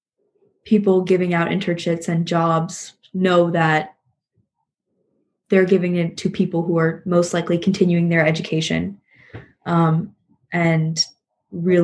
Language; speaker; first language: English; native; English